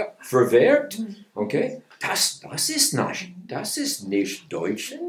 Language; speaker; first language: German; non-native, learner; English